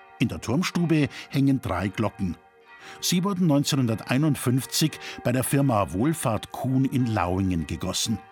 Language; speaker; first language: German; native; German